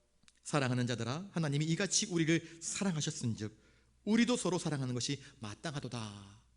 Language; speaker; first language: Korean; native; Korean